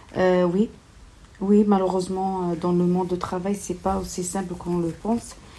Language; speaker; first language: French; non-native, local second language; Kabyle